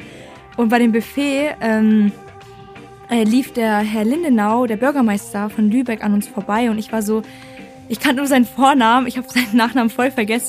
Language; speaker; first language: German; native; German